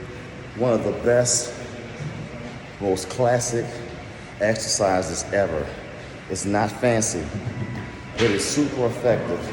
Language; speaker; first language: English; native; English